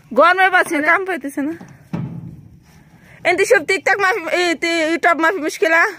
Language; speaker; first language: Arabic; non-native, learner; Bangla